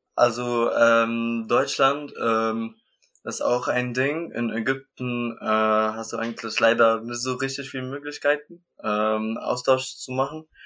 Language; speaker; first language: German; non-native, learner; Arabic